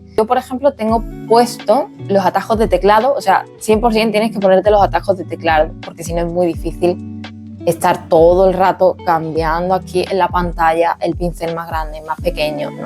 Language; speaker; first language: Spanish; native; Spanish